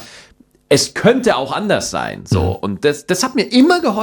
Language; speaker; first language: German; native; German